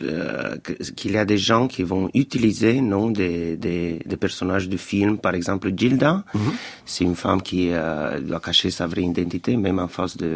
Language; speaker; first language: French; non-native, fluent; Romanian